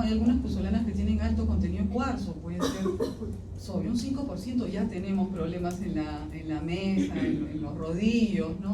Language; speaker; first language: Spanish; native; Spanish